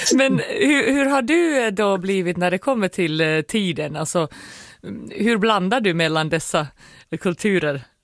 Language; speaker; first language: Swedish; native; Swedish